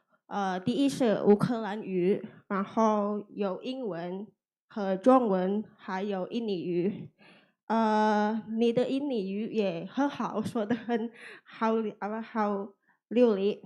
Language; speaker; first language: Chinese; non-native, learner; Indonesian